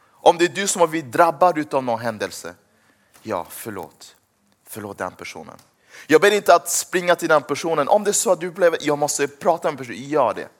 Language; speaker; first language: Swedish; early bilingual, other home language; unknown